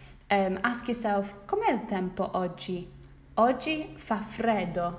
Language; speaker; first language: Italian; non-native, fluent; English